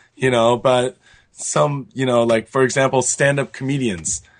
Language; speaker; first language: English; native; English